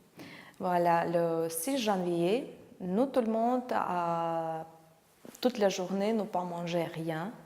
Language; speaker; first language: French; non-native, learner; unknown